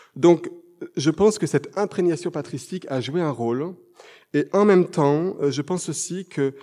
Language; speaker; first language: French; native; French